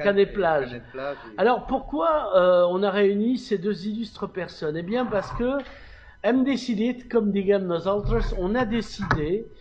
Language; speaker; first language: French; native; French